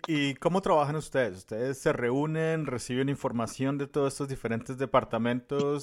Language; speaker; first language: Spanish; native; Spanish